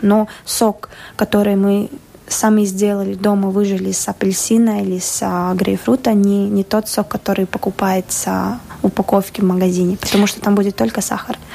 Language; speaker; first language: Russian; non-native, local second language; Latvian